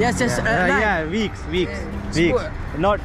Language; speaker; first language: English; non-native, local second language; Urdu